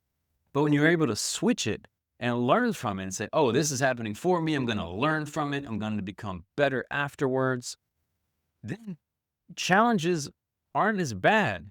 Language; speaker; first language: English; native; English